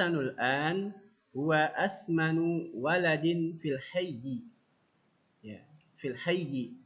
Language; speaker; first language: Arabic; non-native, fluent; Indonesian